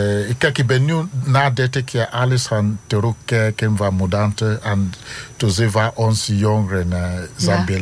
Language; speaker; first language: Dutch; non-native, learner; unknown